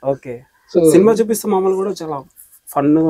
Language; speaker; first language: Telugu; native; Telugu